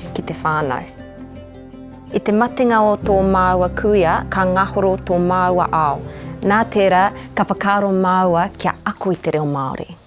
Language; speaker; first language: Māori; non-native, local second language; English